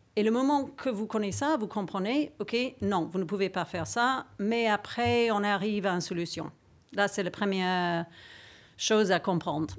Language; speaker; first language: French; non-native, fluent; English